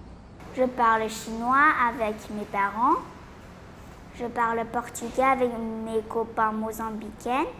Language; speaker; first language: French; non-native, learner; Chinese